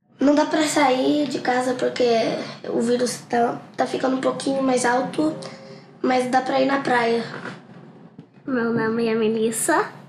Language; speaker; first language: Portuguese; early bilingual, heritage; English